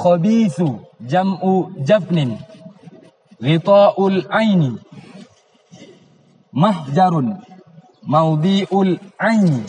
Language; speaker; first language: Arabic; non-native, learner; Indonesian